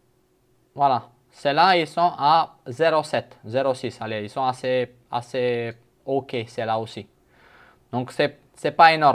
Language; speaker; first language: French; non-native, fluent; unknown